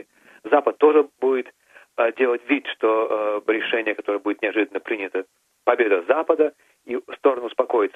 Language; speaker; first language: Russian; native; Russian